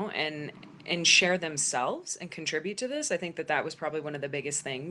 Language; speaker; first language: English; native; English